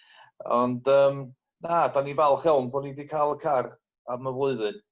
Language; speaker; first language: Welsh; native; Welsh